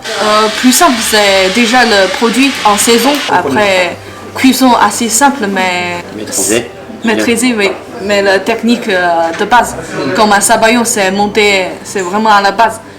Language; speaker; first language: French; non-native, learner; Chinese